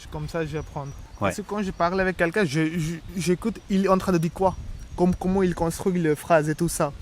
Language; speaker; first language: French; non-native, learner; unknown